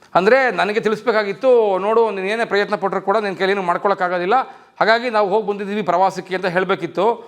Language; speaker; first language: Kannada; native; Kannada